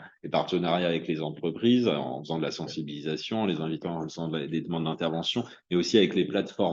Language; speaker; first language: French; native; French